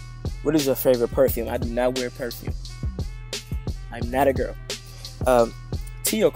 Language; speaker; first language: English; native; English